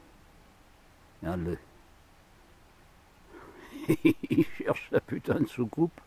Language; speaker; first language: French; native; French